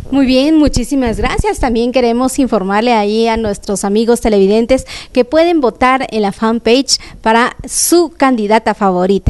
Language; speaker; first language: Spanish; native; Spanish